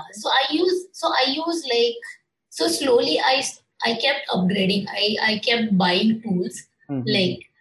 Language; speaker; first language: English; non-native, local second language; Marathi